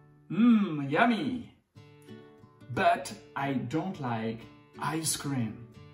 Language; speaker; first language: English; non-native, fluent; French